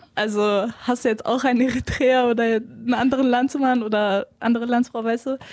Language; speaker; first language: German; early bilingual, other home language; Albanian